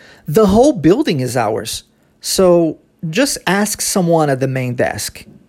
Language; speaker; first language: English; early bilingual, other home language; Portuguese